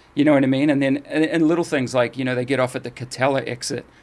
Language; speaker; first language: English; native; English